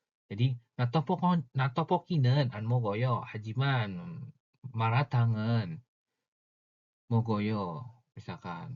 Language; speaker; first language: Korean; non-native, fluent; Indonesian